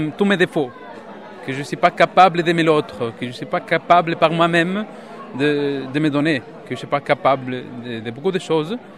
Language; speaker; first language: French; non-native, fluent; Spanish